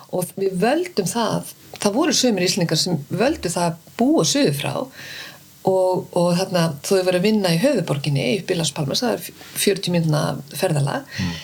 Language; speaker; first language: Icelandic; early bilingual, heritage; Icelandic